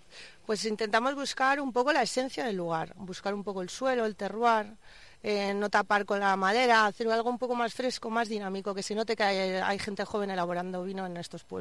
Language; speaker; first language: Spanish; native; Spanish